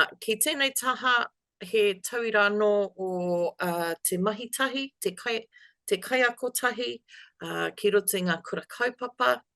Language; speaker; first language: Māori; non-native, local second language; English